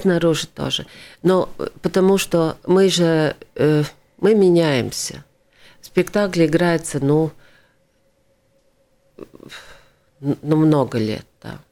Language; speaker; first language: Russian; non-native, local second language; Latvian